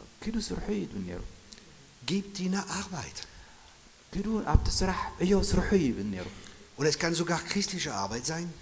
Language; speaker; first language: German; non-native, fluent; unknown